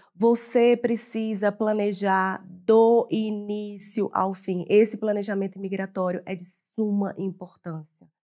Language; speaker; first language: Portuguese; native; Portuguese